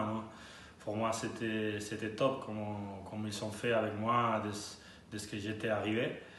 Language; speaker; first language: French; non-native, learner; Spanish